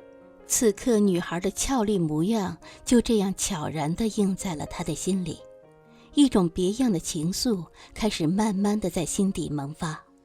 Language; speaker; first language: Chinese; native; Chinese